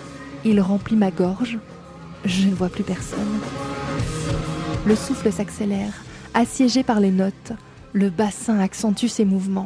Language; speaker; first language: French; native; French